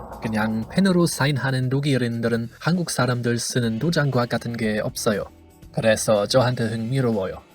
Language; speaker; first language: Korean; non-native, fluent; German